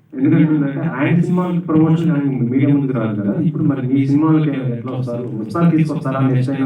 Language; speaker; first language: Telugu; native; Telugu